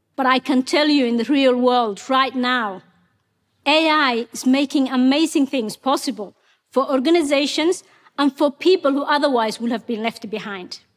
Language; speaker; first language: English; non-native, fluent; Somali